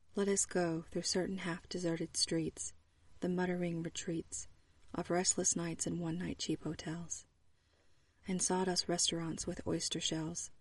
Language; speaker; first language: English; native; English